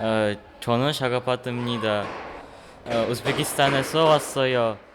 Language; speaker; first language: Korean; non-native, learner; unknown